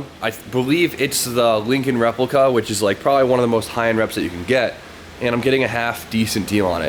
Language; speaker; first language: English; native; English